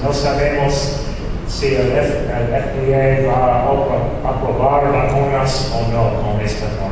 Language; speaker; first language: Spanish; non-native, fluent; English